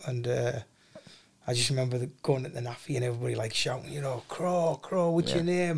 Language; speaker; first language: English; native; English